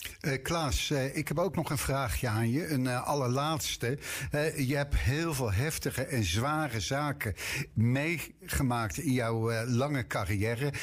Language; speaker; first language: Dutch; native; Dutch